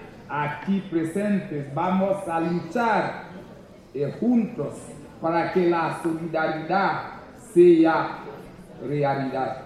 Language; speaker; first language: Spanish; non-native, learner; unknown